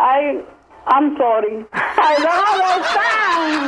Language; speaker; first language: English; non-native, learner; Spanish